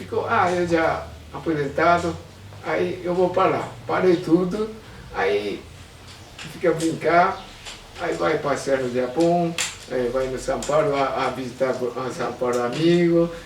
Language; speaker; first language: Portuguese; non-native, learner; Japanese